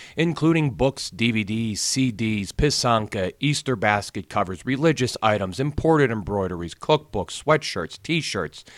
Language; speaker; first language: English; native; English